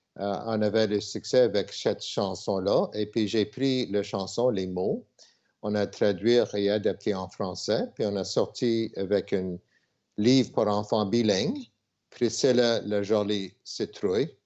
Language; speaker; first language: French; non-native, local second language; English